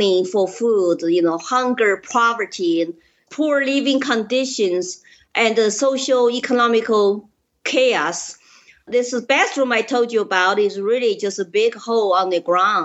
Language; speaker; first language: English; non-native, fluent; Chinese